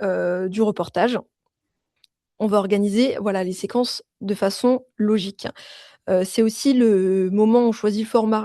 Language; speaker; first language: French; native; French